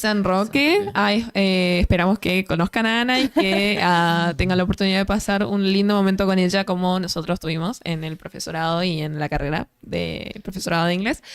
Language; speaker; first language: Spanish; native; Spanish